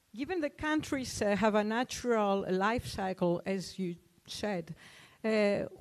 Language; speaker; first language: English; non-native, fluent; Albanian